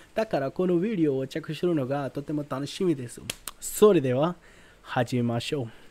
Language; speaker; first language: Japanese; non-native, learner; Hindi